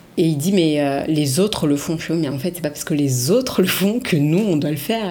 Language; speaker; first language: French; early bilingual, other home language; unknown